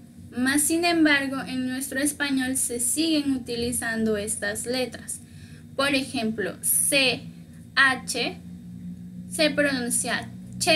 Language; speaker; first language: Spanish; native; Spanish